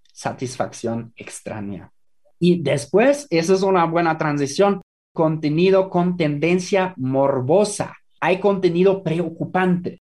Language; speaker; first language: Spanish; non-native, fluent; German